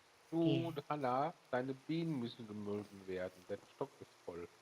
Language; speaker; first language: German; native; German